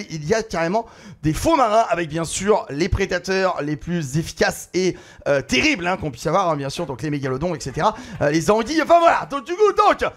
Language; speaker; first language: French; native; French